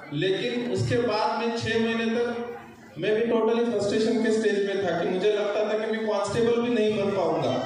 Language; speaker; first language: Hindi; non-native, local second language; Marathi